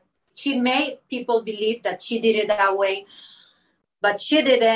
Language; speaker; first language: English; non-native, fluent; Spanish